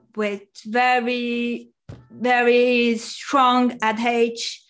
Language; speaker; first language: English; non-native, fluent; Italian